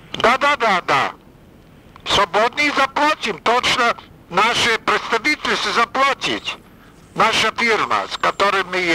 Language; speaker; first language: Russian; non-native, fluent; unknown